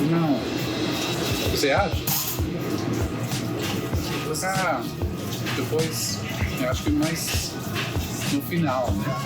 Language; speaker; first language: Portuguese; non-native, learner; English